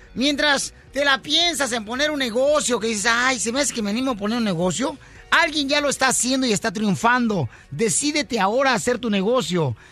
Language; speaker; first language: Spanish; native; Spanish